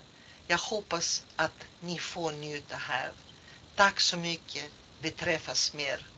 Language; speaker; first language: Swedish; non-native, fluent; Russian